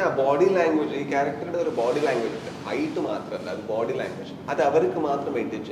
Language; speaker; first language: Malayalam; non-native, learner; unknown